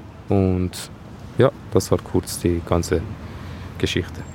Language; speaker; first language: German; non-native, fluent; Persian